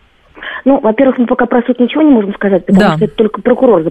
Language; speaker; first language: Russian; native; Russian